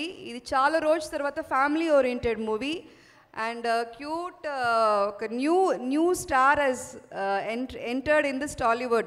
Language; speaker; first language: Telugu; non-native, learner; Tamil